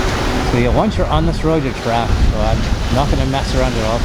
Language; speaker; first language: English; native; English